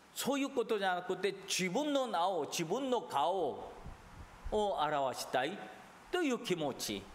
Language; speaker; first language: Japanese; non-native, fluent; Korean